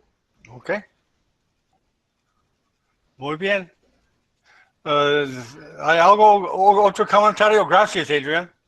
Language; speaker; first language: Spanish; non-native, learner; English